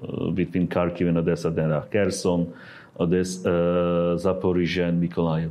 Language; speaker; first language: English; non-native, fluent; Ukrainian